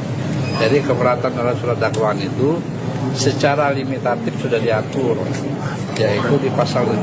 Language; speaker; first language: Indonesian; native; Indonesian